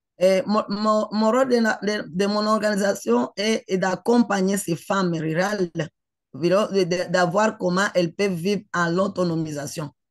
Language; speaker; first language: French; non-native, local second language; Swahili